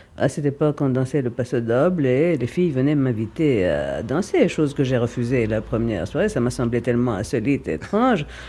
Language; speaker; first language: French; non-native, fluent; Greek